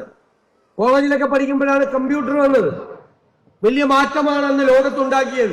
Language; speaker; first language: Malayalam; native; Malayalam